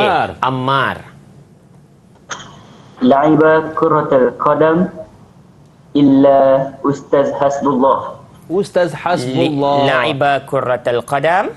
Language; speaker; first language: Arabic; non-native, fluent; Malay